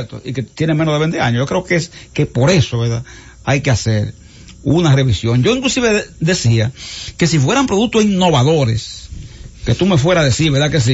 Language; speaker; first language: Spanish; native; Spanish